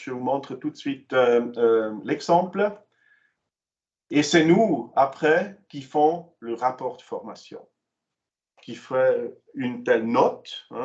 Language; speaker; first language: French; non-native, local second language; German